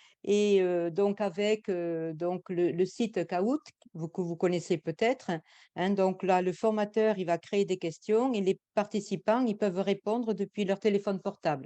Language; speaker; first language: French; native; French